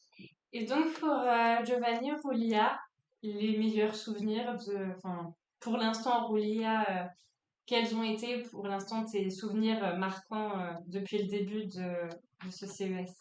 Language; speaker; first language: French; native; French